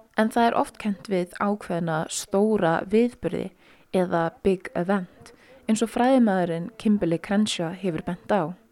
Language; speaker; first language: Icelandic; native; Icelandic